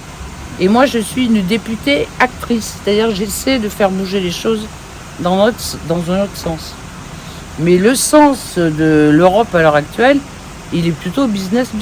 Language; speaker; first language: French; native; French